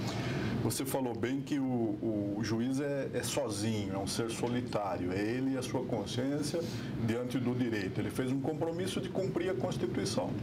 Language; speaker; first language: Portuguese; native; Portuguese